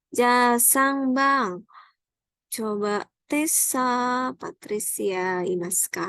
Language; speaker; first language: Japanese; non-native, fluent; Indonesian